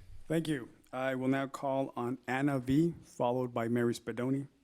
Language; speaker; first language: English; native; English